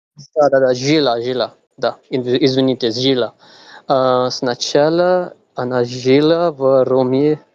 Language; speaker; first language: Russian; non-native, learner; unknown